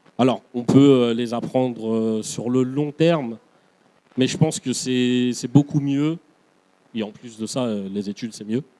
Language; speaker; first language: French; native; French